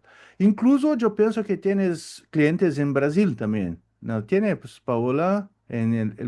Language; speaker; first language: Spanish; non-native, learner; Portuguese